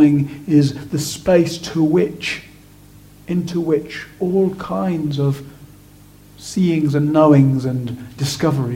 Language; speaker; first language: English; native; English